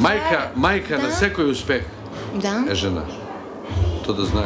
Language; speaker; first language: Bulgarian; non-native, learner; Serbian